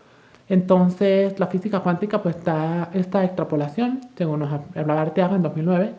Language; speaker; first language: Spanish; native; Spanish